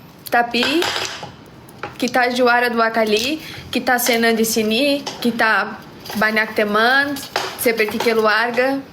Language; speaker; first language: Indonesian; non-native, learner; Portuguese